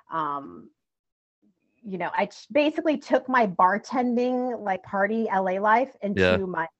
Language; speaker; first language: English; native; English